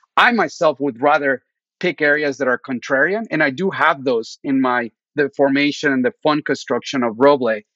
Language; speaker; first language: English; early bilingual, other home language; Spanish